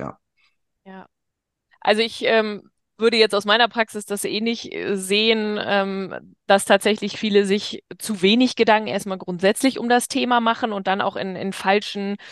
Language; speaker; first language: German; native; German